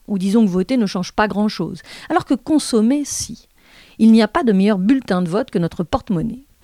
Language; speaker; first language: French; native; French